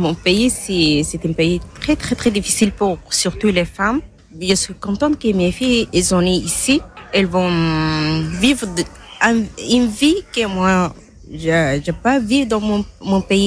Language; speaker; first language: French; non-native, learner; Arabic